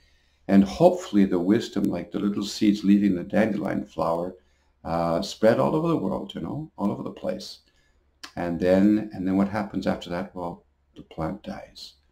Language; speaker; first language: English; native; English